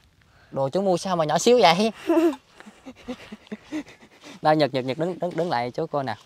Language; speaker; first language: Vietnamese; native; Vietnamese